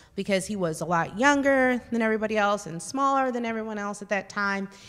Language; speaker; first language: English; native; English